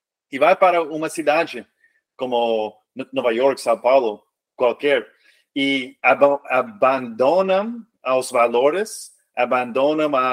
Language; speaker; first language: Portuguese; non-native, fluent; English